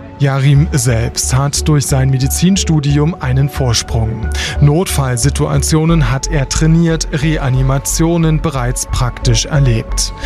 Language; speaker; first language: German; native; German